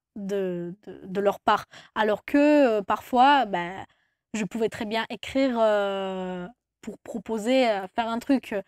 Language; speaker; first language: French; non-native, fluent; Turkish